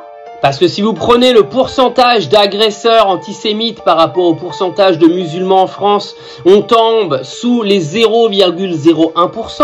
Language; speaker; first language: French; native; French